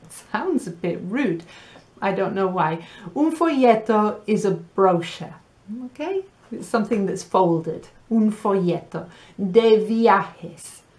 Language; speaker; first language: English; native; English